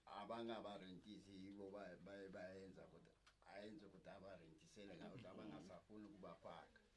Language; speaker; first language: Zulu; native; Zulu